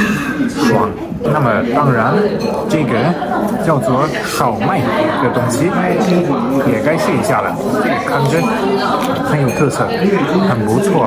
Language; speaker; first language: Chinese; non-native, fluent; German